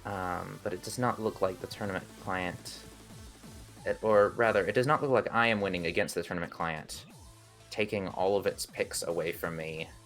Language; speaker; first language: English; native; English